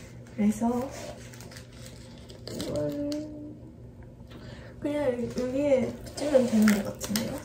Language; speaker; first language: Korean; non-native, fluent; Japanese